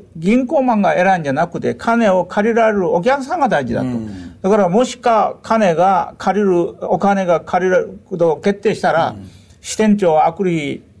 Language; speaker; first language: Japanese; non-native, fluent; Korean